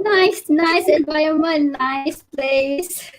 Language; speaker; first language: English; non-native, learner; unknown